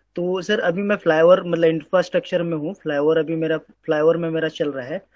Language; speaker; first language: Hindi; native; Hindi